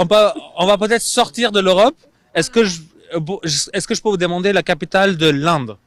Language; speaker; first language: French; non-native, fluent; English